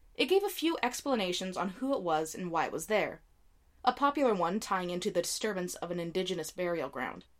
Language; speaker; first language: English; native; English